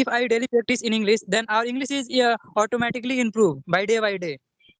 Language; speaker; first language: English; non-native, learner; Hindi